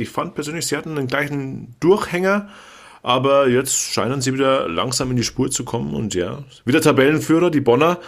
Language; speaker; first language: German; native; German